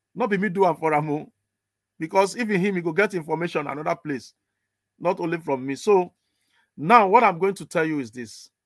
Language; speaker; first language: English; non-native, local second language; Igbo